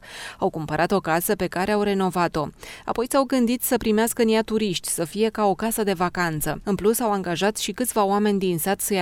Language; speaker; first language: Romanian; native; Romanian